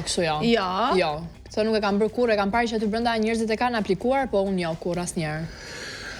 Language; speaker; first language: Albanian; native; Albanian